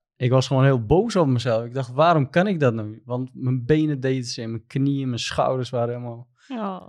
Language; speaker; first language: Dutch; non-native, fluent; Turkish